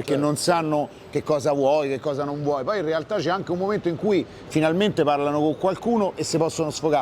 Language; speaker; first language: Italian; native; Italian